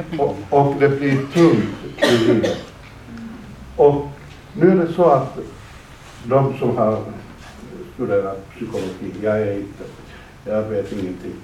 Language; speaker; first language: Swedish; non-native, fluent; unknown